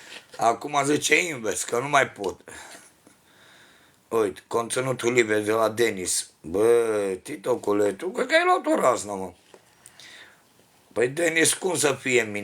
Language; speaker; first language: Romanian; native; Romanian